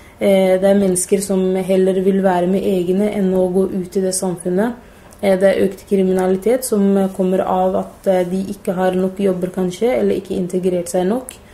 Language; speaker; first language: Norwegian; early bilingual, other home language; Somali